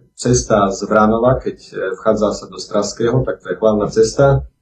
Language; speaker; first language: Slovak; native; Slovak